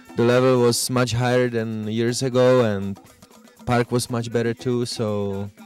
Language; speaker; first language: English; non-native, fluent; Czech